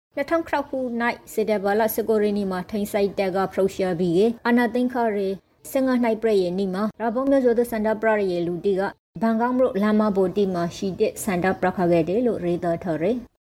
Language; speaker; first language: Burmese; native; Burmese